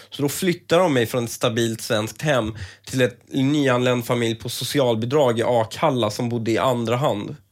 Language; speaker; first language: Swedish; early bilingual, other home language; Persian